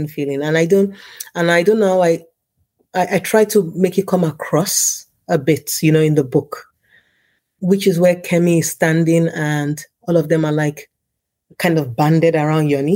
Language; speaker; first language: English; non-native, local second language; Yoruba